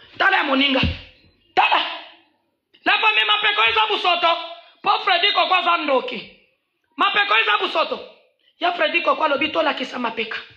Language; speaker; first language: Lingala; non-native, local second language; Swahili